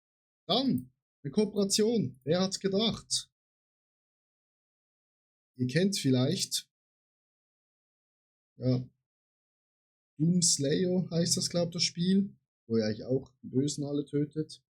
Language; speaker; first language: German; native; German